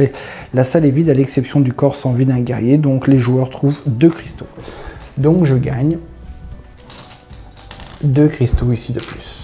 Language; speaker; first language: French; native; French